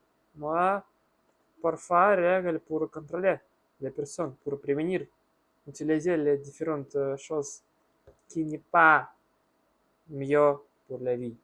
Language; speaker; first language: French; non-native, learner; Russian